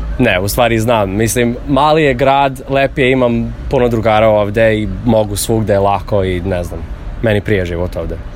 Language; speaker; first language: Serbian; non-native, fluent; English